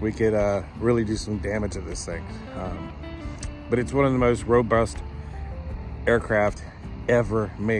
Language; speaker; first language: English; native; English